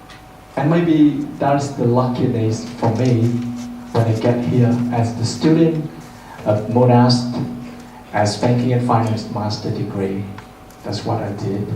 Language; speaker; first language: English; non-native, fluent; Vietnamese